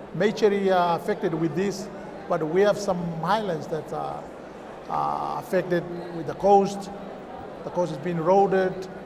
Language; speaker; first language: English; non-native, fluent; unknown